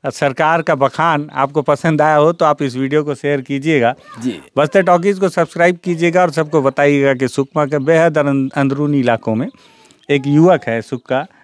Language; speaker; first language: Hindi; native; Hindi